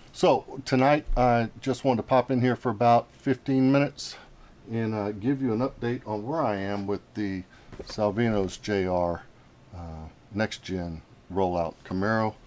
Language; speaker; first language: English; native; English